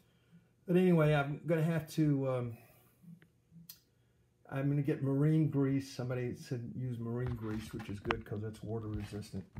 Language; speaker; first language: English; native; English